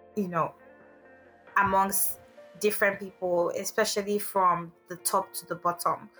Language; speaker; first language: English; non-native, local second language; Igbo